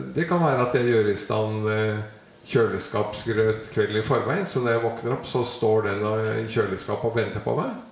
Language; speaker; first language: Norwegian; native; Norwegian